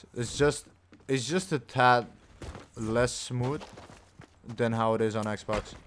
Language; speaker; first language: English; non-native, fluent; Dutch